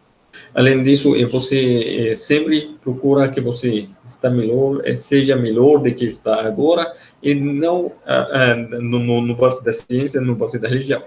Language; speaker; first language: Portuguese; non-native, learner; Arabic